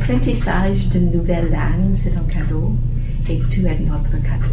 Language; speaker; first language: French; non-native, learner; English